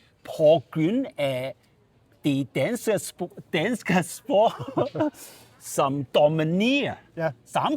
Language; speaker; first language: Danish; non-native, learner; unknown